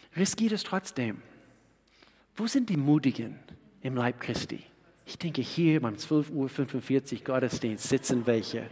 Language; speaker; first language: German; non-native, fluent; English